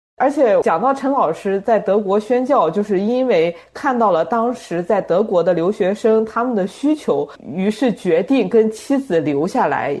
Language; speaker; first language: Chinese; native; Chinese